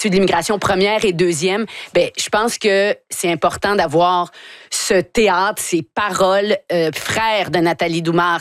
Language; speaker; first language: French; native; French